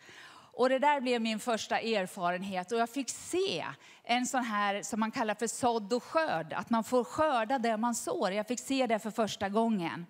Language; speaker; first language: Swedish; native; Swedish